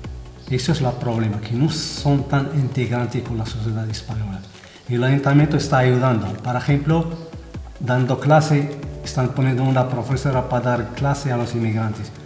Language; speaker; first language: Spanish; non-native, fluent; Arabic